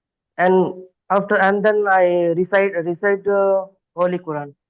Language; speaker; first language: English; non-native, learner; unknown